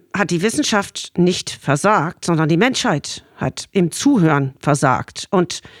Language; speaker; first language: German; non-native, fluent; English